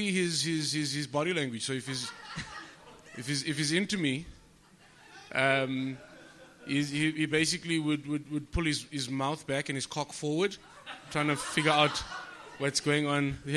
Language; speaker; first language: English; native; English